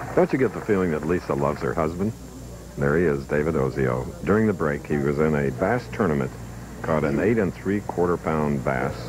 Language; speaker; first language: English; native; English